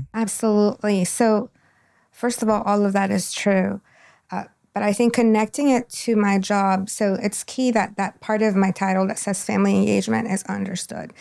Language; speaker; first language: English; non-native, fluent; Spanish